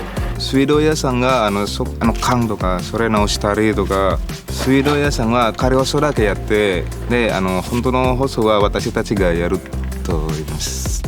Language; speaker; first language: Japanese; non-native, learner; Indonesian